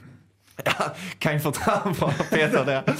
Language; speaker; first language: German; non-native, learner; Swedish